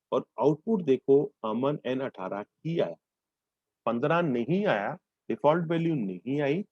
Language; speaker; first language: Hindi; non-native, local second language; Punjabi